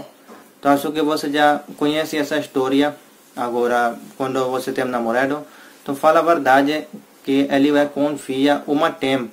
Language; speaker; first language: Portuguese; non-native, learner; Hindi